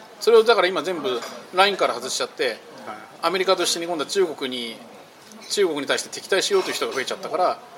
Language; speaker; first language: Japanese; native; Japanese